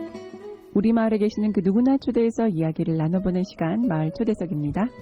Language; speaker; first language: Korean; native; Korean